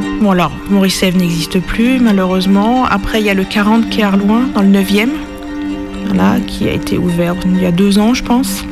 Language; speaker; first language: French; native; French